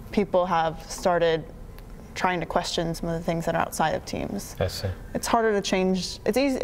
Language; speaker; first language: English; native; English